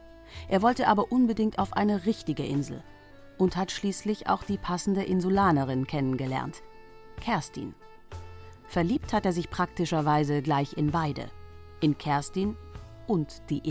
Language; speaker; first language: German; native; German